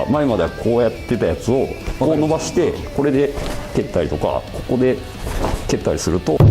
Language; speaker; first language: Japanese; native; Japanese